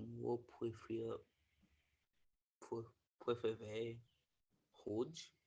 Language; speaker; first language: French; non-native, learner; English